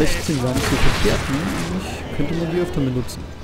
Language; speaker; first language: German; native; German